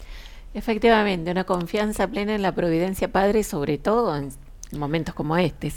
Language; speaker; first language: Spanish; native; Spanish